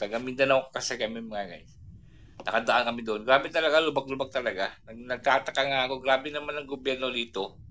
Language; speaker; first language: Filipino; non-native, local second language; Cebuano